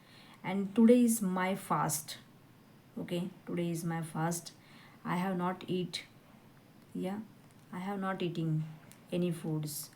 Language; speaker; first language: English; non-native, learner; Hindi